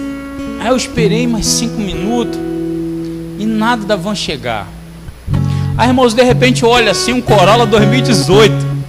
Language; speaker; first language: Portuguese; native; Portuguese